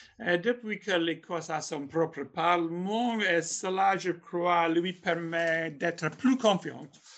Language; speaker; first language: French; non-native, fluent; English